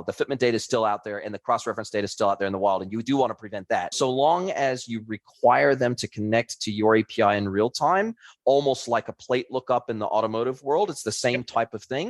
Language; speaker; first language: English; native; English